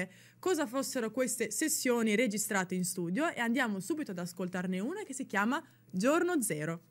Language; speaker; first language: Italian; native; Italian